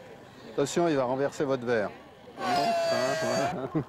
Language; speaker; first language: French; native; French